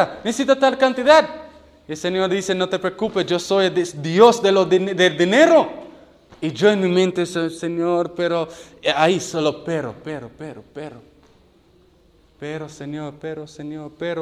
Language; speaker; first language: Spanish; non-native, learner; English